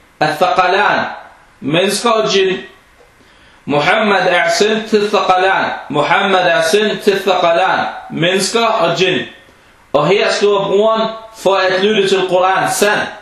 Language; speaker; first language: Danish; non-native, fluent; Arabic